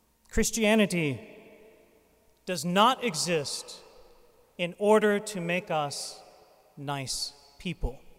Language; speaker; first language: English; native; English